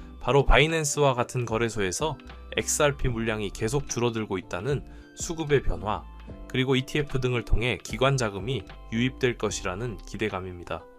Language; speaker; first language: Korean; native; Korean